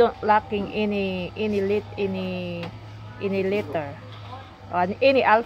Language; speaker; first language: English; non-native, learner; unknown